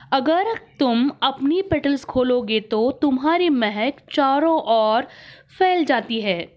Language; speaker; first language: Hindi; non-native, local second language; Kannada